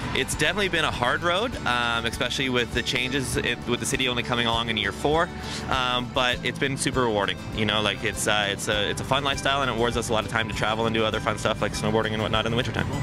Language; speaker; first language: English; native; English